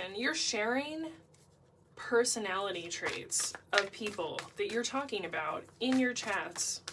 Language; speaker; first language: English; native; English